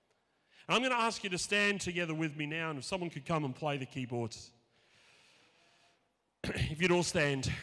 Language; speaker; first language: English; native; English